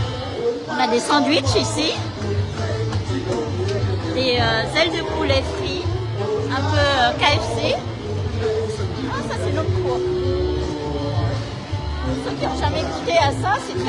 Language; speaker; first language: French; early bilingual, other home language; Vietnamese